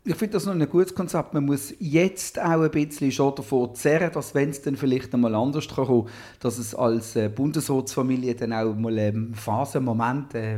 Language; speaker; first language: German; native; German